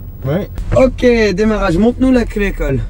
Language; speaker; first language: French; native; French